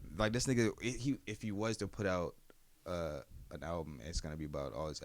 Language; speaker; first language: English; native; English